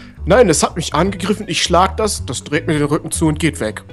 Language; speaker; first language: German; native; German